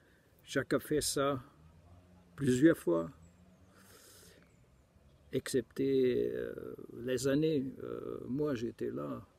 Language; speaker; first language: French; non-native, fluent; German